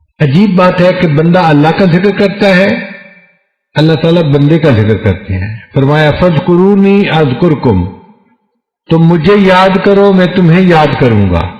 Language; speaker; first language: Urdu; non-native, local second language; Punjabi